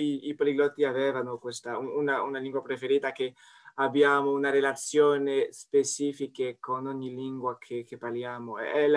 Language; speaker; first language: Italian; non-native, fluent; French